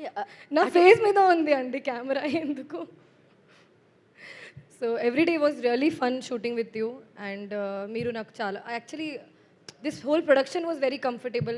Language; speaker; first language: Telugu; non-native, fluent; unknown